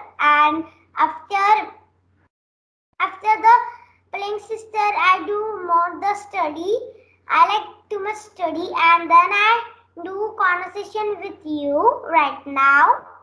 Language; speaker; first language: English; non-native, learner; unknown